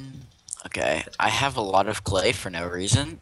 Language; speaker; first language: English; native; English